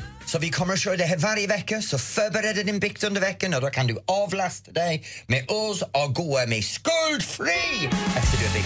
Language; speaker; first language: Swedish; non-native, fluent; English